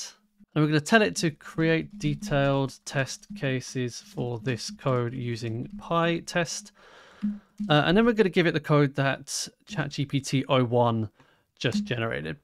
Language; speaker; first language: English; native; English